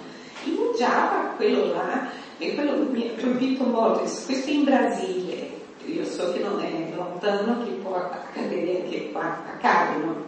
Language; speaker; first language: Italian; non-native, fluent; Portuguese